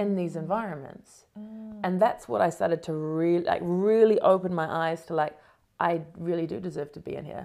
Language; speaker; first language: English; native; English